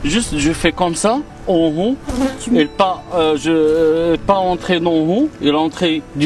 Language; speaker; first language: French; non-native, learner; Arabic